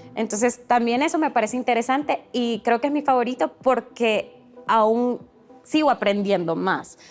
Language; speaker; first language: Spanish; early bilingual, other home language; Portuguese